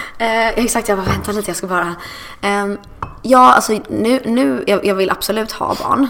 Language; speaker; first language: Swedish; early bilingual, other home language; English